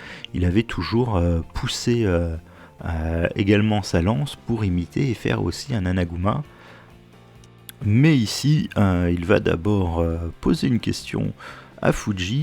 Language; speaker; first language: French; native; French